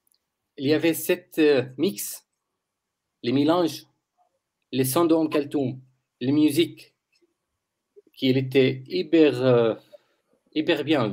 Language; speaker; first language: French; non-native, learner; Arabic